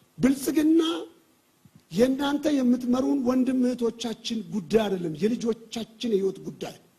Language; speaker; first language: Amharic; non-native, local second language; Oromo